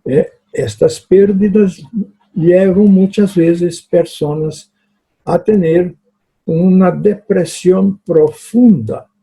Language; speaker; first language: Spanish; non-native, fluent; Portuguese